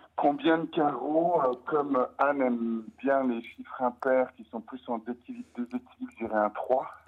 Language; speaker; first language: French; native; French